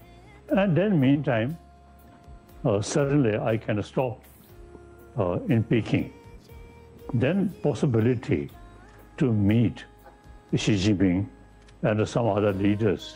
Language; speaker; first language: English; non-native, learner; Tibetan